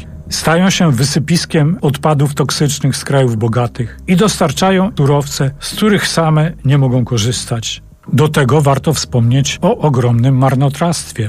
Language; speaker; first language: Polish; native; Polish